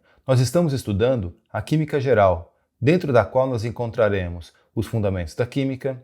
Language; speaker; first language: Portuguese; native; Portuguese